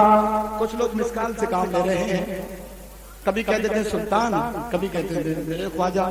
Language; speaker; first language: Urdu; native; Urdu